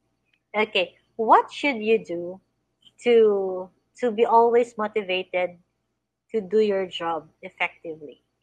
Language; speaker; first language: English; non-native, fluent; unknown